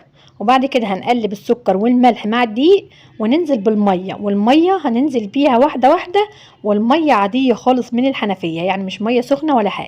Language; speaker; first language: Arabic; native; Arabic